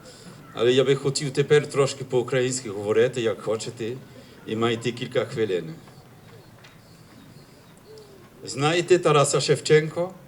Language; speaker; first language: Ukrainian; non-native, learner; French